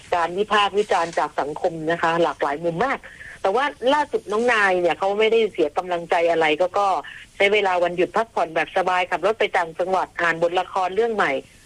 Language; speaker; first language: Thai; native; Thai